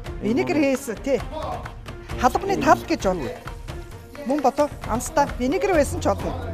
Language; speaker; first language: Mongolian; native; Mongolian